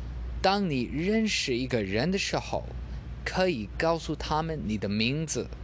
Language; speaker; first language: Chinese; non-native, learner; English